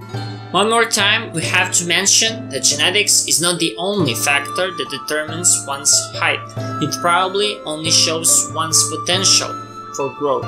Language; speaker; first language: English; non-native, fluent; Serbian